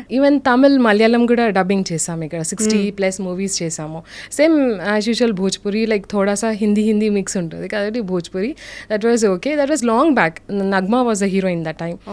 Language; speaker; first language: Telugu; non-native, local second language; Urdu